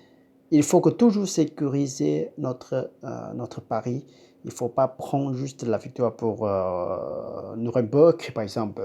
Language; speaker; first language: French; non-native, fluent; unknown